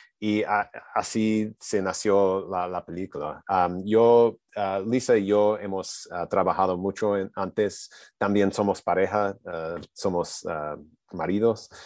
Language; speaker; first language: Spanish; non-native, learner; English